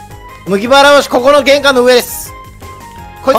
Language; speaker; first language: Japanese; native; Japanese